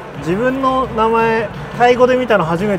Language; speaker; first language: Japanese; native; Japanese